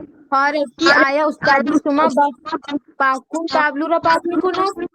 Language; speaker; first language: Persian; non-native, learner; Urdu